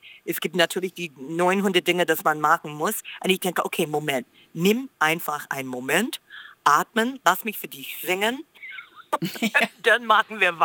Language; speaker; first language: German; non-native, fluent; English